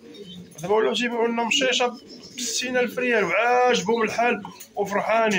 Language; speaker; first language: Arabic; native; Arabic